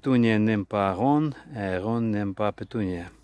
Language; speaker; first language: French; non-native, learner; Ukrainian